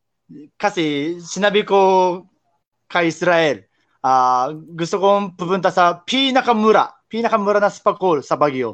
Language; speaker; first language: Filipino; non-native, learner; Japanese